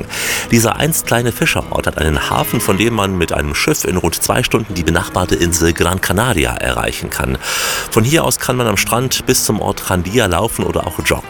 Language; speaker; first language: German; native; German